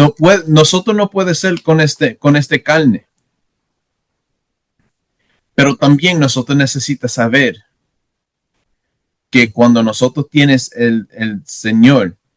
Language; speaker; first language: Spanish; non-native, learner; English